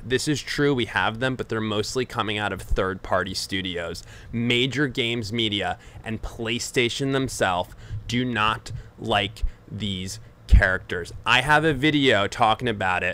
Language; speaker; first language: English; native; English